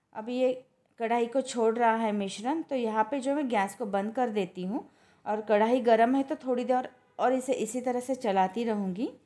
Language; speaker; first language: Hindi; non-native, local second language; Marathi